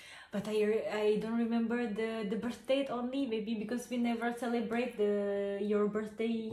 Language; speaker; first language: English; non-native, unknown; Indonesian